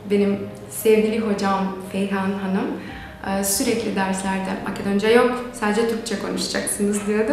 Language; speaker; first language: Turkish; non-native, fluent; Macedonian